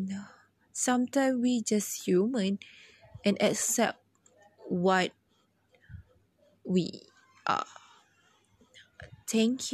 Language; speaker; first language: English; non-native, learner; Malay